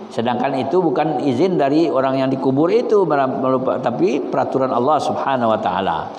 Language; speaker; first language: Malay; non-native, local second language; Minangkabau